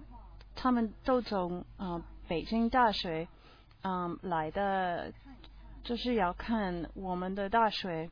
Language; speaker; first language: Chinese; non-native, learner; English